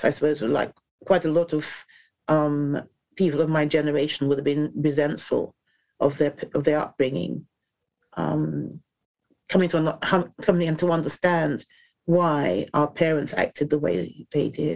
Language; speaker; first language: English; native; English